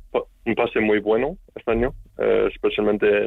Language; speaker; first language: Spanish; non-native, learner; Icelandic